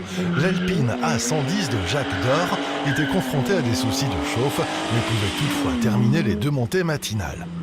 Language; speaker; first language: French; native; French